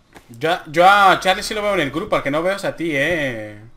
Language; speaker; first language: Spanish; native; Spanish